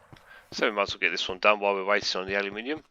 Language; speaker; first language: English; native; English